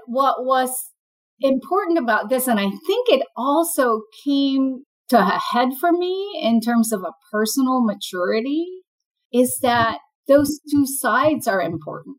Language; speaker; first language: English; non-native, local second language; Filipino